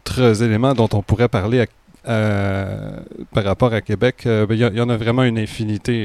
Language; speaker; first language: French; native; French